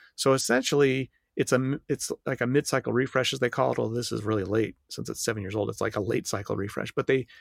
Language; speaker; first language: English; native; English